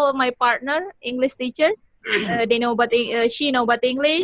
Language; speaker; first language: English; non-native, learner; Indonesian